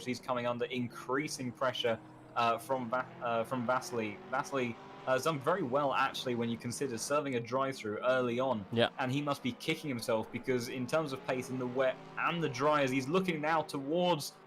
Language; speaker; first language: English; native; English